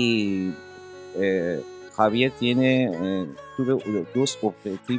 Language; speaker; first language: Spanish; non-native, learner; Persian